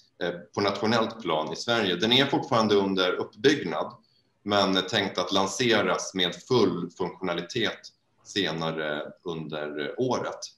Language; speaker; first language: Swedish; native; Swedish